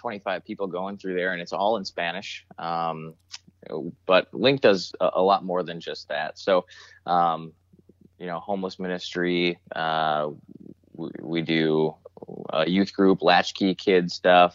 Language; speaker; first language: English; native; English